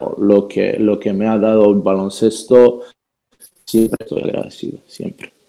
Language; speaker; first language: Spanish; non-native, fluent; Croatian